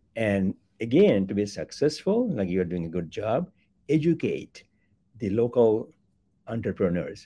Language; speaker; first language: English; non-native, local second language; Bangla